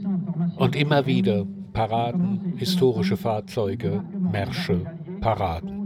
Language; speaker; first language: German; native; German